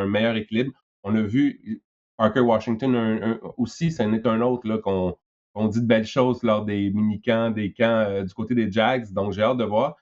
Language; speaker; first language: French; native; French